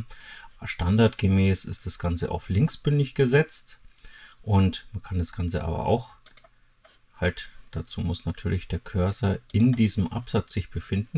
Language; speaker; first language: German; native; German